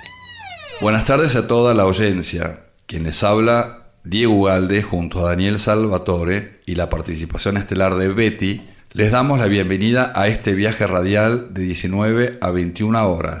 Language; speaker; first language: Spanish; native; Spanish